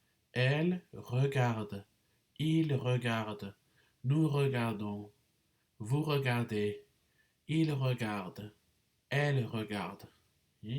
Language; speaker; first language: French; non-native, fluent; English